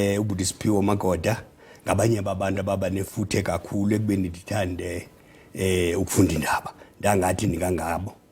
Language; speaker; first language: Xhosa; native; Xhosa